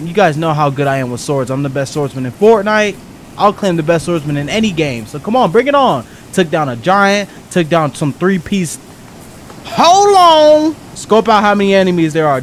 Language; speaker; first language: English; native; English